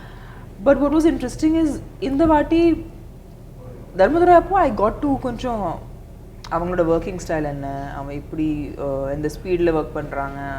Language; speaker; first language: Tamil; non-native, fluent; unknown